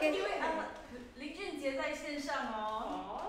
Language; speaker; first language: Chinese; native; Chinese